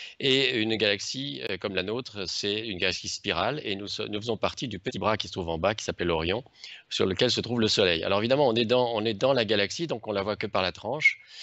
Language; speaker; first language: French; native; French